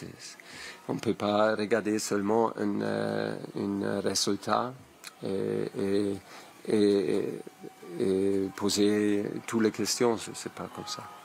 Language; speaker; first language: French; non-native, learner; German